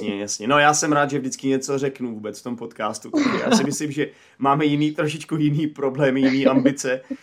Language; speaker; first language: Czech; native; Czech